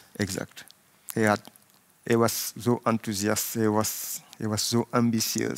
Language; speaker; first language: Dutch; non-native, fluent; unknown